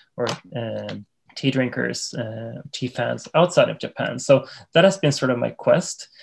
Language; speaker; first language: English; non-native, fluent; Swedish